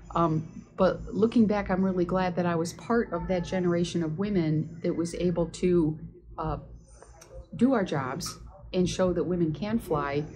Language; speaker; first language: English; native; English